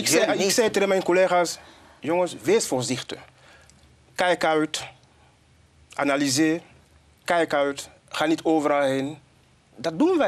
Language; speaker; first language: Dutch; non-native, fluent; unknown